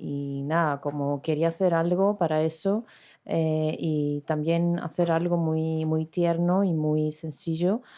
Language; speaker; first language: Spanish; non-native, fluent; Greek